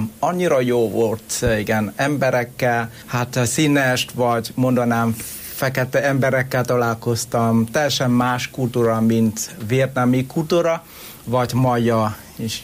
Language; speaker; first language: Hungarian; non-native, learner; Vietnamese